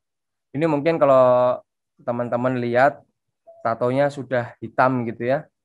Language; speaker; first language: Indonesian; native; Indonesian